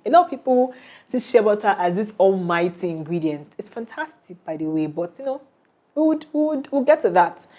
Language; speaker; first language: English; non-native, local second language; Igbo